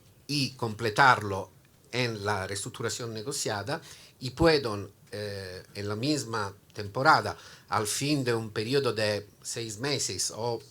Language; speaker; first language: Spanish; non-native, learner; Italian